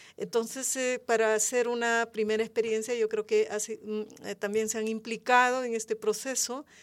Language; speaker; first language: Spanish; native; Spanish